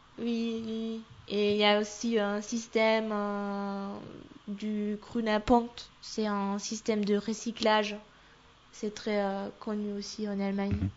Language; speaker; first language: French; non-native, fluent; German